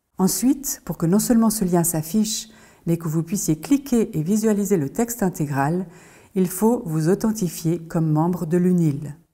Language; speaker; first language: French; native; French